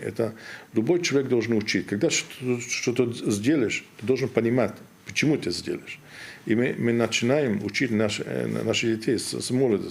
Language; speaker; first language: Russian; non-native, fluent; German